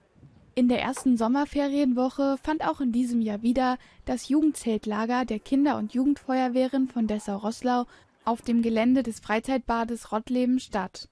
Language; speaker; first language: German; native; German